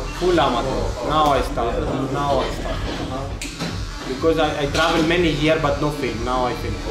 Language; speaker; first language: English; non-native, learner; Greek